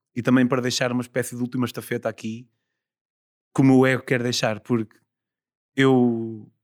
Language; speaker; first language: Portuguese; native; Portuguese